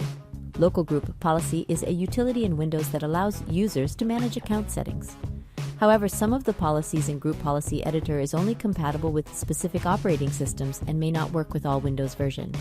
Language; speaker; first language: English; non-native, local second language; Filipino